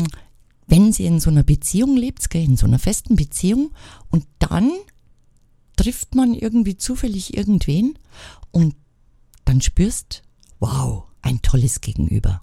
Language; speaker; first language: German; native; German